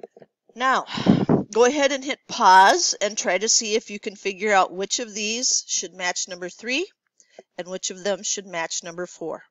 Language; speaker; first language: English; native; English